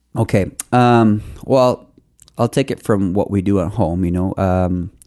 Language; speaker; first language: English; non-native, local second language; Filipino